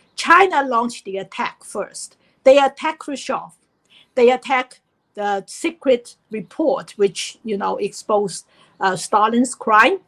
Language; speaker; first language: English; non-native, fluent; Chinese